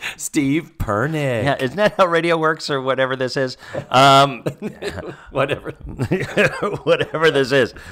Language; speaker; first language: English; native; English